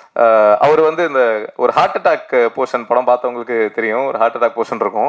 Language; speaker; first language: Tamil; native; Tamil